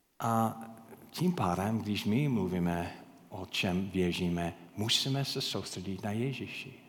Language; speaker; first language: Czech; non-native, fluent; English